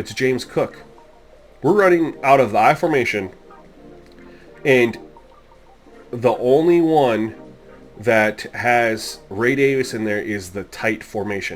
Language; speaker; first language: English; native; English